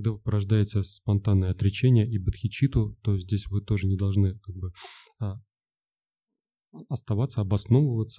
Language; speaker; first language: Russian; native; Russian